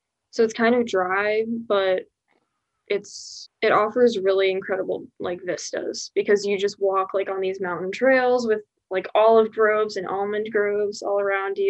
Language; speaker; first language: English; early bilingual, other home language; Spanish